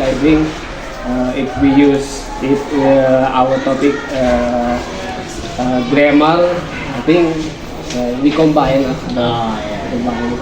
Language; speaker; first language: English; non-native, learner; Indonesian